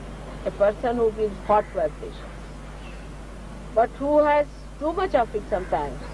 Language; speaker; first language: English; non-native, local second language; Hindi